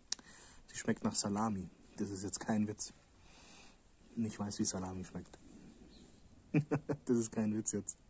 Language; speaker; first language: German; native; German